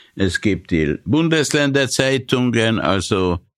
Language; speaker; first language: German; non-native, fluent; Hungarian